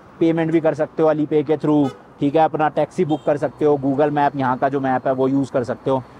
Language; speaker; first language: Hindi; native; Hindi